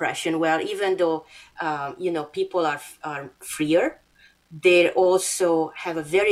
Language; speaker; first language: English; non-native, fluent; Hungarian